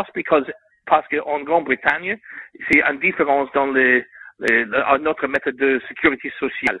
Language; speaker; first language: French; non-native, learner; English